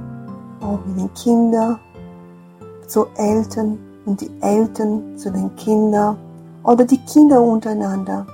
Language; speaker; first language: German; non-native, fluent; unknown